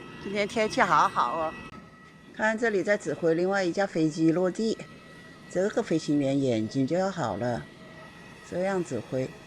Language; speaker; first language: Chinese; native; Chinese